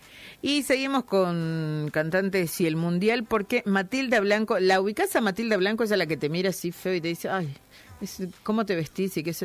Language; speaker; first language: Spanish; native; Spanish